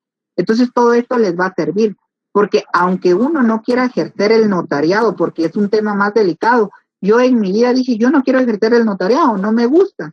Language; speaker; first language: Spanish; native; Spanish